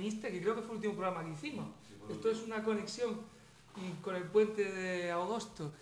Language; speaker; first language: Spanish; native; Spanish